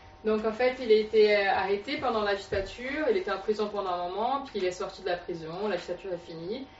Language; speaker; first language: French; native; French